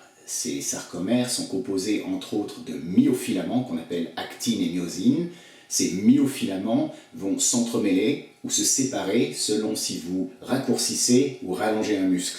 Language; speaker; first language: French; native; French